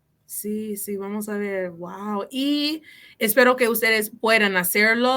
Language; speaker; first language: Spanish; non-native, fluent; English